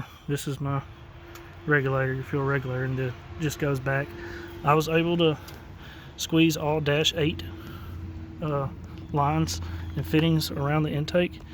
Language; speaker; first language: English; native; English